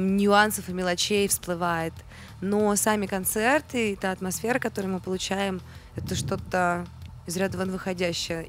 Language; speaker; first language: Russian; native; Russian